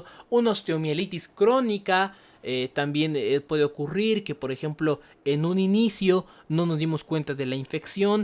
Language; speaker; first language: Spanish; native; Spanish